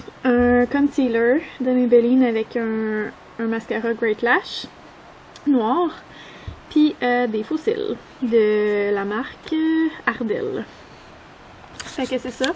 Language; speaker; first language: French; native; French